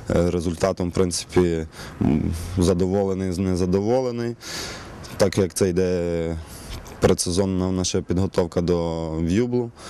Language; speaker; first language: Ukrainian; native; Ukrainian